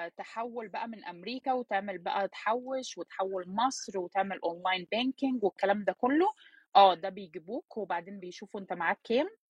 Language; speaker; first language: Arabic; early bilingual, heritage; Arabic